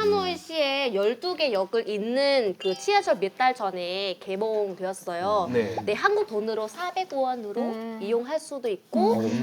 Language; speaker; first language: Korean; non-native, fluent; Vietnamese